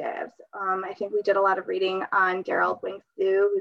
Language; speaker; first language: English; early bilingual, other home language; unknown